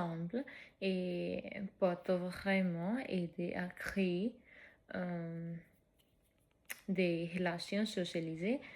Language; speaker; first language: French; non-native, fluent; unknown